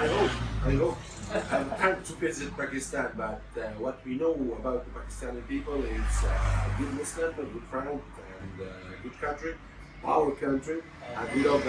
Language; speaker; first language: English; non-native, fluent; Arabic